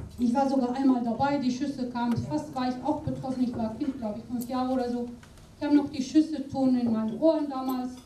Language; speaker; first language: German; non-native, fluent; Aramaic